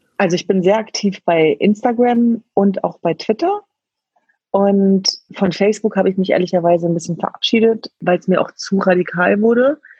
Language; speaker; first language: German; early bilingual, other home language; Kurdish